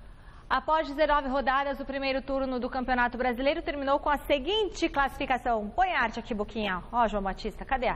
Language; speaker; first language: Portuguese; native; Portuguese